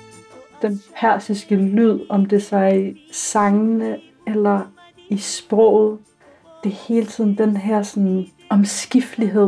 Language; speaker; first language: Danish; early bilingual, other home language; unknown